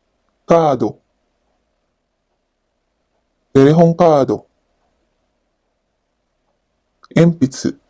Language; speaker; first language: Japanese; non-native, learner; Filipino